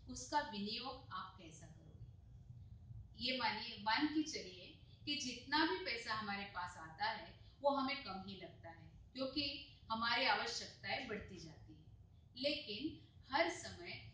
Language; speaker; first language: Hindi; non-native, local second language; Marathi